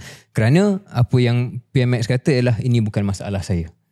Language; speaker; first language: Malay; native; Malay